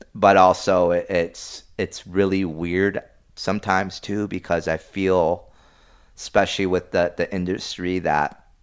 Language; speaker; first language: English; early bilingual, other home language; Spanish